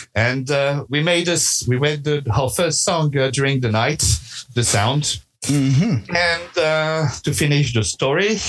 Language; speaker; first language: English; non-native, fluent; French